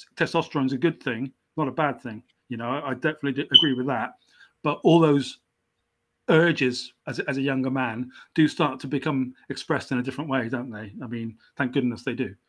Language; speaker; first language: English; native; English